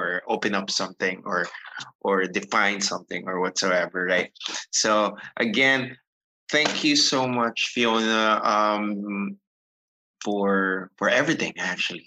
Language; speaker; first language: English; non-native, local second language; Filipino